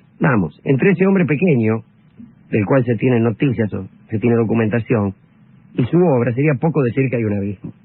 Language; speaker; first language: Spanish; native; Spanish